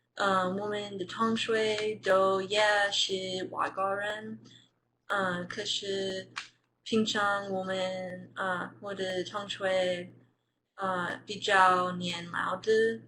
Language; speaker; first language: Chinese; non-native, learner; English